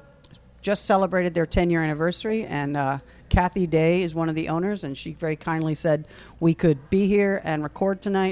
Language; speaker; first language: English; native; English